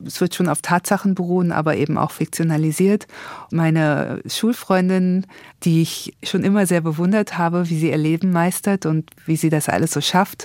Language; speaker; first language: German; native; German